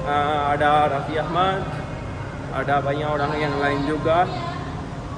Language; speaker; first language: Indonesian; non-native, fluent; Urdu